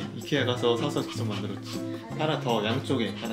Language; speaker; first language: Korean; native; Korean